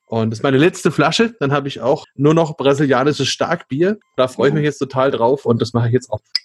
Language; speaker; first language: German; native; German